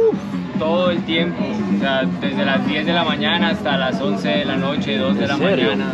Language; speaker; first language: Spanish; native; Spanish